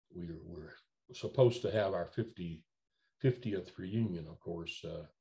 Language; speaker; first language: English; native; English